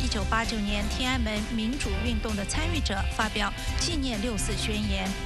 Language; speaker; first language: Chinese; native; Chinese